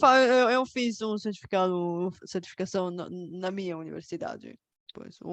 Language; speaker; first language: Portuguese; non-native, fluent; Bulgarian